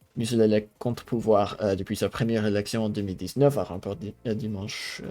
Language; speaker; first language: French; non-native, learner; English